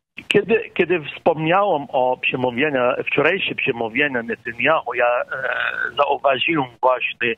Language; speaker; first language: Polish; non-native, fluent; Arabic